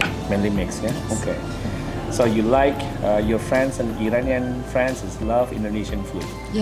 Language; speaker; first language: English; non-native, learner; Indonesian